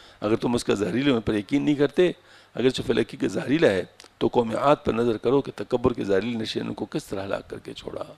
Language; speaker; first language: Urdu; non-native, local second language; Pashto